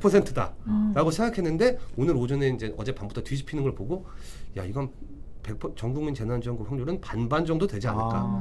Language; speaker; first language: Korean; native; Korean